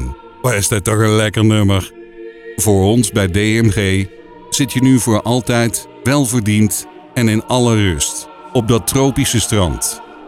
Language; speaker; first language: Dutch; native; Dutch